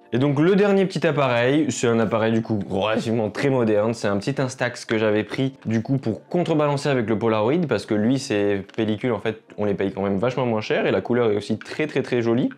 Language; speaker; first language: French; native; French